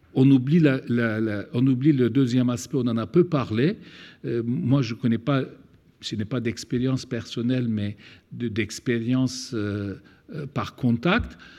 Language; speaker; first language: French; non-native, fluent; Turkish